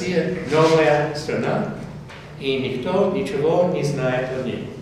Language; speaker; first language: Russian; non-native, fluent; English